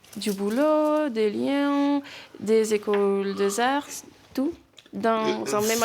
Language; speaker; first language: French; non-native, fluent; Russian